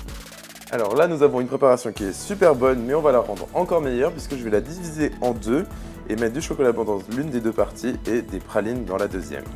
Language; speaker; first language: French; native; French